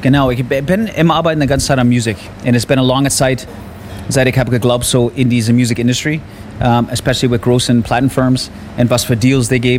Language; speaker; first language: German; non-native, learner; English